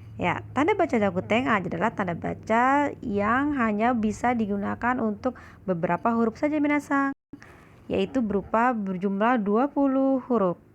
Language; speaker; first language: Indonesian; native; Indonesian